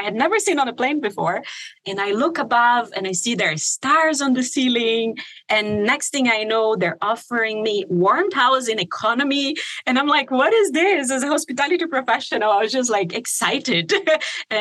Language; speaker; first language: English; non-native, fluent; Portuguese